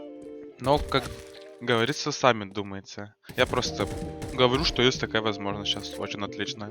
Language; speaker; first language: Russian; non-native, fluent; Lithuanian